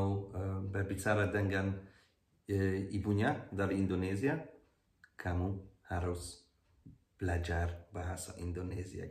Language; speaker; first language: Indonesian; non-native, learner; Hungarian